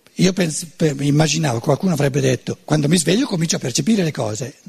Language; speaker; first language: Italian; non-native, fluent; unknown